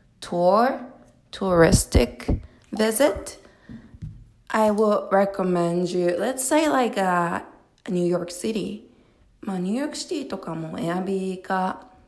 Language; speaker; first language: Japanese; early bilingual, heritage; Japanese